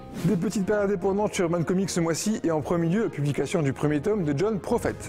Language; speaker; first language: French; native; French